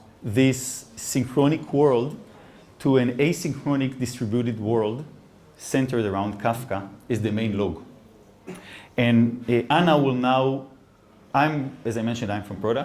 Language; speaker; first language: English; non-native, fluent; Hebrew